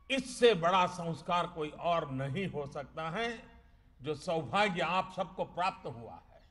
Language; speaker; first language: Hindi; native; Hindi